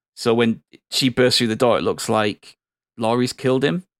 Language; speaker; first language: English; native; English